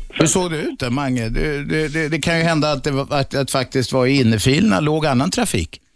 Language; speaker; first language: Swedish; native; Swedish